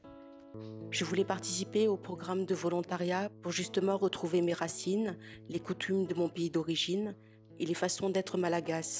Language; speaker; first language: French; early bilingual, other home language; Malagasy